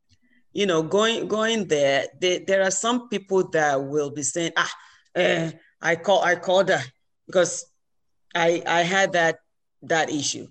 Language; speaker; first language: English; non-native, local second language; Yoruba